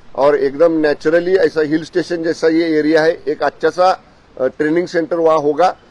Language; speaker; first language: Hindi; non-native, local second language; Marathi